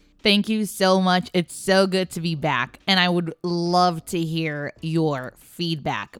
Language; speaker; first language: English; non-native, fluent; Hebrew